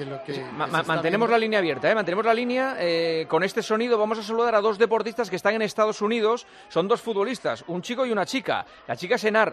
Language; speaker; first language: Spanish; native; Spanish